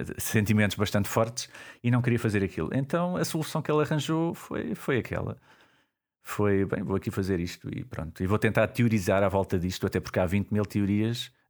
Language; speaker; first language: Portuguese; native; Portuguese